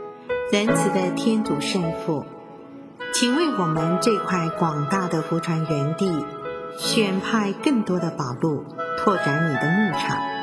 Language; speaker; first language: Chinese; native; Chinese